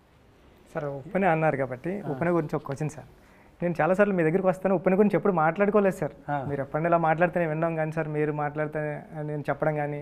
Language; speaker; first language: Telugu; native; Telugu